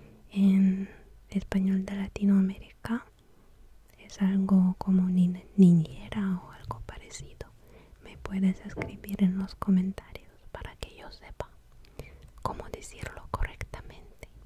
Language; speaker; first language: Spanish; non-native, fluent; Russian